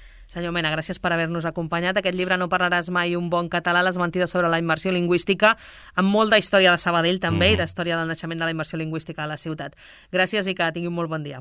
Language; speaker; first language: Catalan; native; Catalan